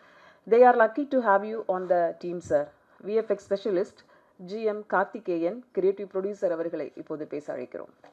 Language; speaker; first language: Tamil; native; Tamil